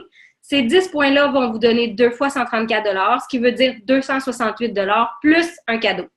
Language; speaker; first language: French; native; French